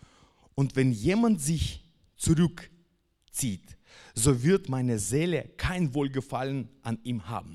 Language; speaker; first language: German; non-native, fluent; Russian